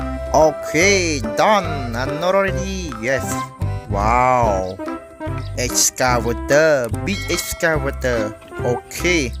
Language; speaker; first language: English; non-native, learner; Khmer